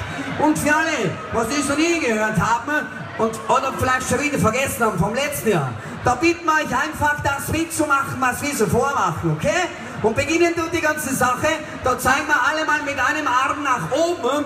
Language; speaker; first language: German; native; German